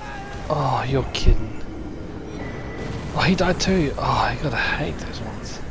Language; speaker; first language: English; native; English